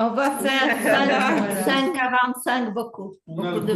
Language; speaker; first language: French; non-native, fluent; Czech